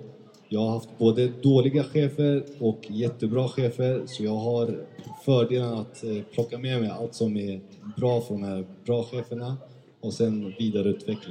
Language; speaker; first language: Swedish; early bilingual, other home language; Turkish